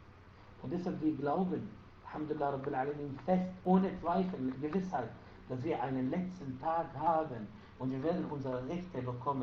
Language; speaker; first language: German; non-native, fluent; Arabic